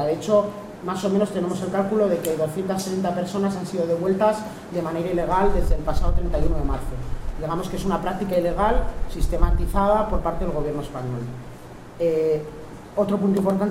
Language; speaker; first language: Spanish; native; Spanish